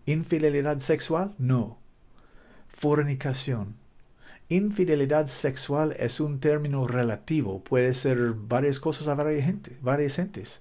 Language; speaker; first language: Spanish; non-native, learner; English